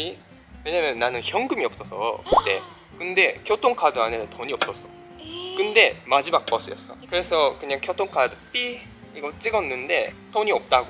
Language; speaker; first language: Korean; non-native, fluent; Japanese